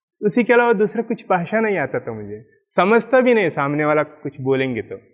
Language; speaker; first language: Hindi; non-native, local second language; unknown